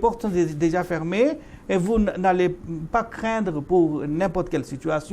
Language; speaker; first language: French; non-native, fluent; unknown